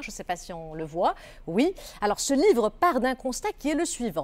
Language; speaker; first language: French; non-native, local second language; Arabic